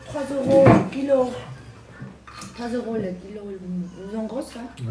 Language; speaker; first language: French; non-native, learner; Vietnamese